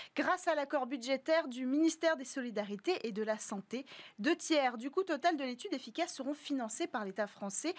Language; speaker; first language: French; native; French